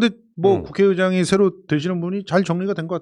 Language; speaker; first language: Korean; native; Korean